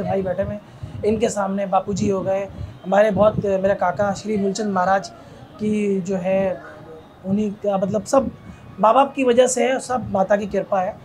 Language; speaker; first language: Urdu; non-native, local second language; Gujarati